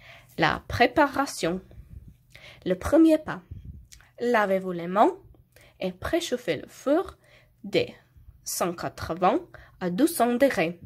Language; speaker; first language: French; non-native, learner; Slovenian